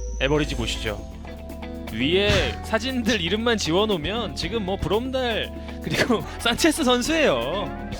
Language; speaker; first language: Korean; native; Korean